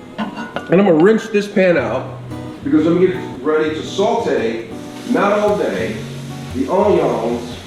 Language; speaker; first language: English; native; English